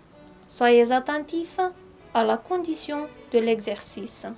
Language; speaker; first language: French; non-native, fluent; Romanian